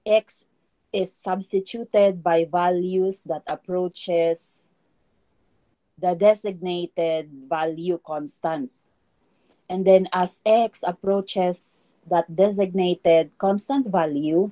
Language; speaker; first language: English; non-native, local second language; Filipino